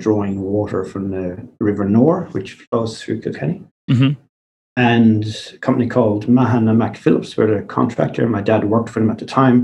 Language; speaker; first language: English; native; English